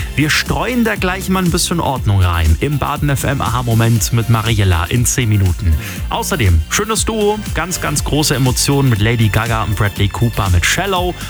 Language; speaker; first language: German; native; German